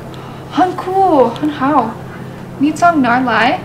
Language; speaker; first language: Chinese; non-native, learner; English